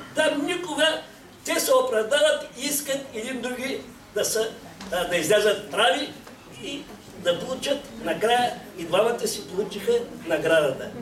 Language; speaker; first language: Bulgarian; non-native, local second language; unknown